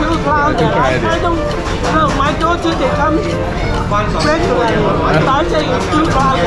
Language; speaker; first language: English; non-native, learner; Cantonese